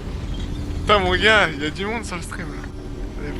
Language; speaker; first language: French; native; French